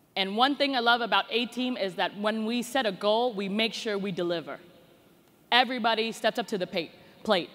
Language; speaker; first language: English; native; English